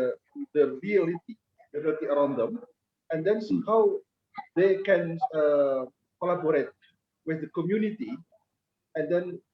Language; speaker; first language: English; non-native, fluent; Indonesian